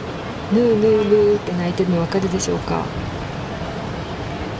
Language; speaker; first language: Japanese; native; Japanese